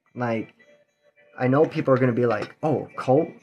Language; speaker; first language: English; native; English